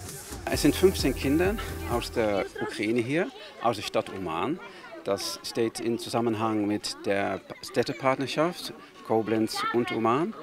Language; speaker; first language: German; non-native, fluent; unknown